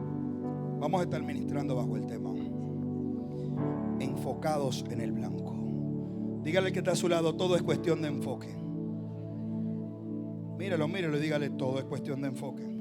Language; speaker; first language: Spanish; native; Spanish